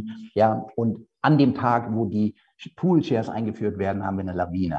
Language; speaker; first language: German; native; German